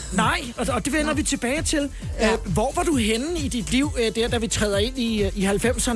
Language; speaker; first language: Danish; native; Danish